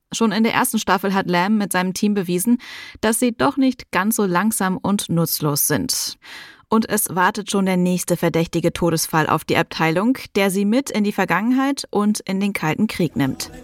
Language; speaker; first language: German; native; German